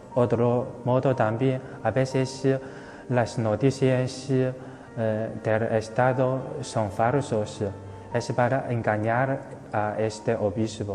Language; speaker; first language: Spanish; non-native, fluent; Chinese